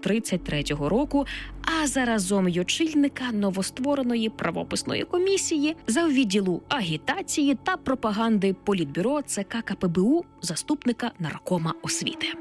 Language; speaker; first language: Ukrainian; native; Ukrainian